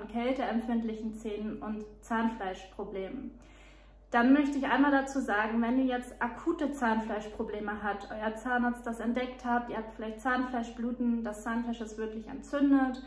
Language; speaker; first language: German; native; German